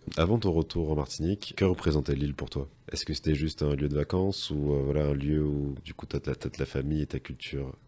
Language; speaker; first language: French; native; French